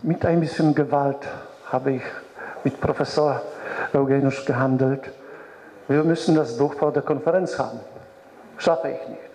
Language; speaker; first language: German; non-native, fluent; Polish